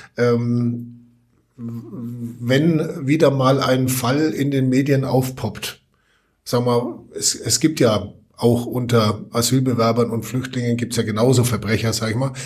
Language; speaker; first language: German; native; German